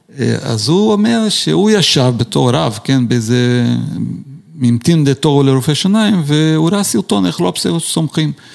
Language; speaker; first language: Hebrew; non-native, fluent; Portuguese